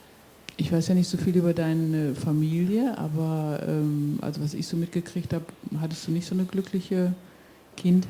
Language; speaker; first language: German; native; German